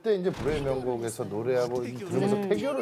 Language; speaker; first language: Korean; native; Korean